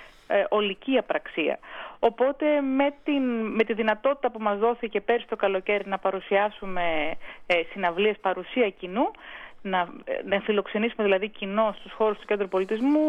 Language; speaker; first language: Greek; native; Greek